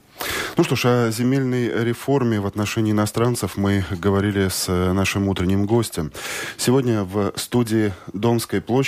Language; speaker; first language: Russian; native; Russian